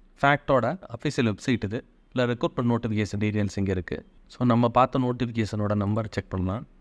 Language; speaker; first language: Tamil; native; Tamil